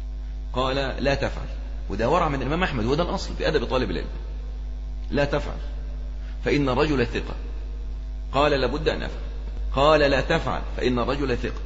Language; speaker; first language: Arabic; native; Arabic